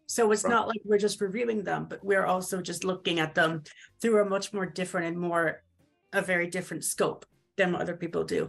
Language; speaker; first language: English; native; English